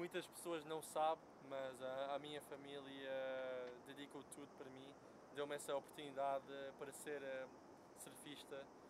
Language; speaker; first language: Portuguese; non-native, fluent; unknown